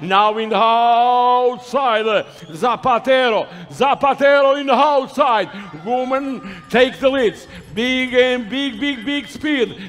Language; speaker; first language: English; non-native, learner; Portuguese